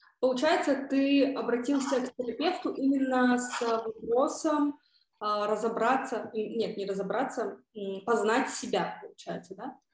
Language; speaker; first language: Russian; non-native, local second language; Kyrgyz